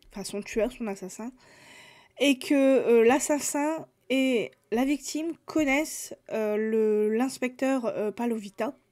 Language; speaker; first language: French; native; French